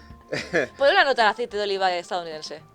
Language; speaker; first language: Spanish; native; Spanish